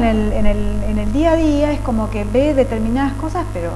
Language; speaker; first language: Spanish; native; Spanish